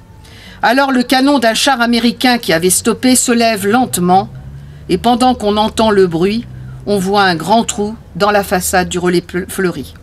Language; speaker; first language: French; native; French